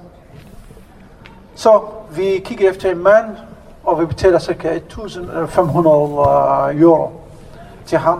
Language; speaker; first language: Danish; non-native, learner; Arabic